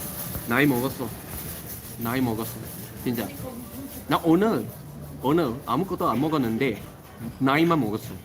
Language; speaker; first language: Korean; non-native, fluent; English